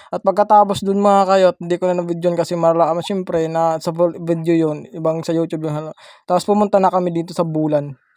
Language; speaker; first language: Filipino; non-native, local second language; Masbatenyo